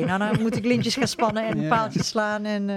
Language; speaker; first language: Dutch; native; Dutch